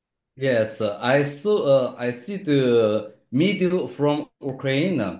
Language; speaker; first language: English; non-native, learner; Chinese